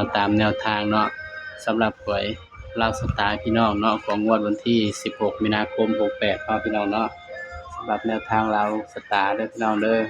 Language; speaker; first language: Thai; non-native, local second language; Lao